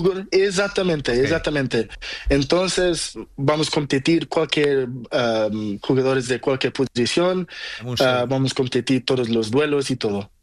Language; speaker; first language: Spanish; non-native, learner; Portuguese